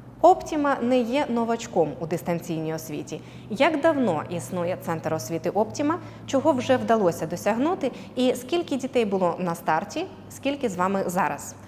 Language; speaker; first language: Ukrainian; native; Ukrainian